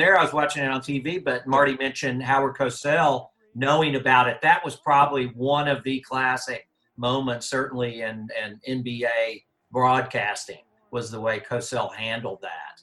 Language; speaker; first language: English; native; English